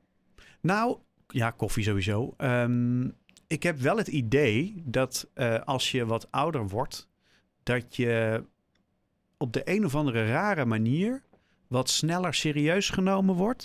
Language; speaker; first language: Dutch; native; Dutch